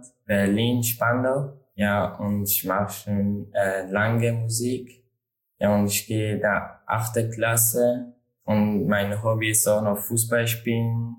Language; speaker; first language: German; non-native, learner; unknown